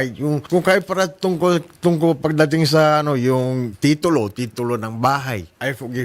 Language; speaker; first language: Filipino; non-native, learner; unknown